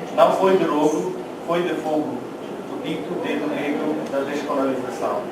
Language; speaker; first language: Portuguese; non-native, fluent; Hindi